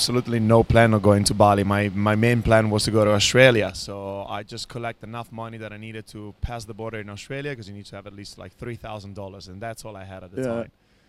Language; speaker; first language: English; non-native, fluent; Italian